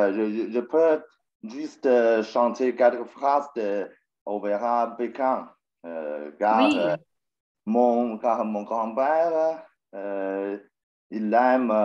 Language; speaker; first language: French; non-native, learner; Chinese